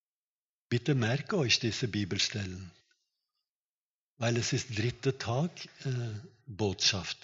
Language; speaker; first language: German; non-native, fluent; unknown